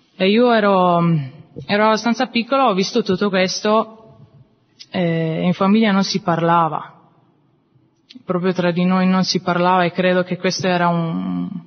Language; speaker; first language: Italian; non-native, fluent; German